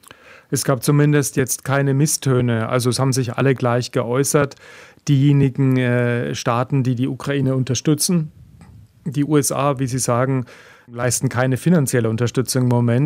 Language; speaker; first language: German; native; German